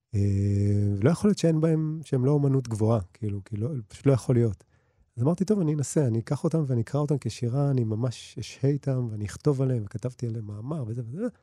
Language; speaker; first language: Hebrew; early bilingual, other home language; Russian